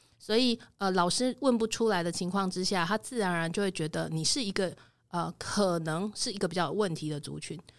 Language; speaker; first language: Chinese; native; Chinese